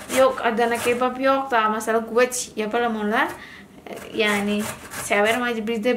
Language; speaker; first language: Turkish; non-native, learner; Indonesian